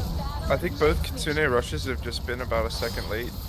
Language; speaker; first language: English; native; English